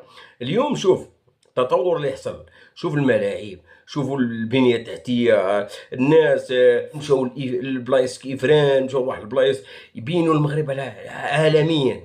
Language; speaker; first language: Arabic; native; Arabic